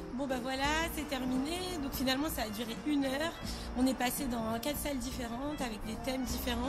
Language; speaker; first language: French; native; French